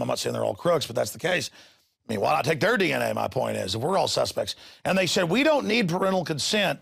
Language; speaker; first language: English; native; English